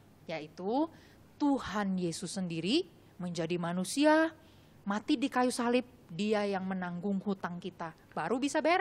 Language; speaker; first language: Indonesian; native; Indonesian